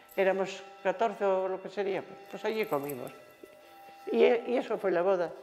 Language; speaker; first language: Spanish; native; Spanish